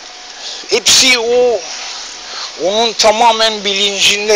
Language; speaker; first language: Turkish; native; Turkish